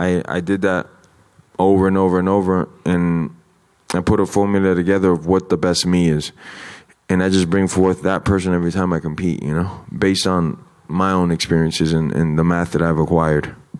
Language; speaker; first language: English; early bilingual, other home language; Spanish